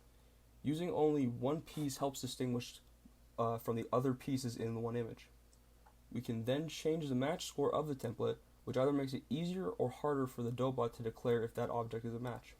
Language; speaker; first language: English; native; English